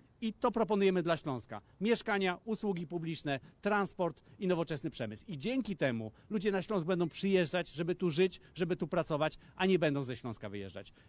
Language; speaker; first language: Polish; native; Polish